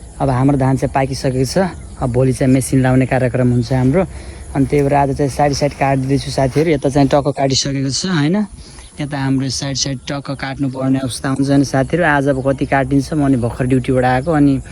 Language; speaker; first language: Nepali; non-native, local second language; Dangaura Tharu